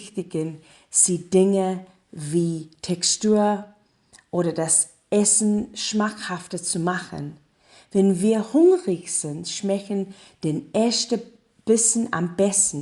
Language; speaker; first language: German; non-native, learner; English